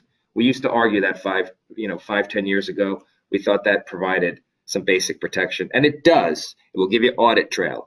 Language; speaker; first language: English; native; English